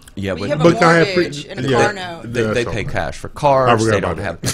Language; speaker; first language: English; native; English